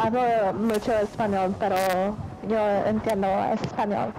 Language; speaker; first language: Spanish; non-native, learner; English